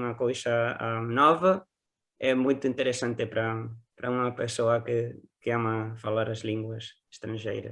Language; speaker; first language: Portuguese; non-native, learner; Spanish